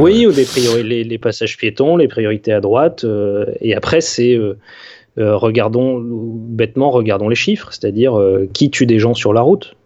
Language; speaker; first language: French; native; French